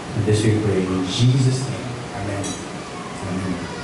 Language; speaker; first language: English; non-native, local second language; Filipino